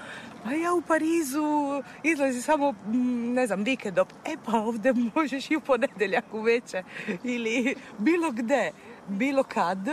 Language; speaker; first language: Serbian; non-native, fluent; Italian